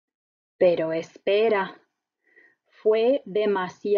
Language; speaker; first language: Spanish; non-native, fluent; English